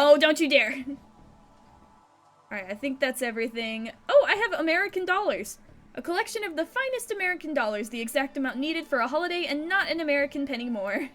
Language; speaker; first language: English; native; English